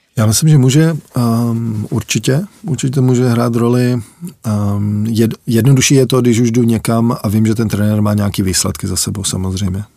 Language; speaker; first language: Czech; early bilingual, heritage; Czech